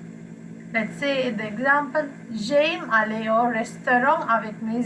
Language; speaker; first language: French; non-native, fluent; Sinhala